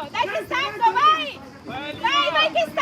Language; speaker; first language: Italian; native; Italian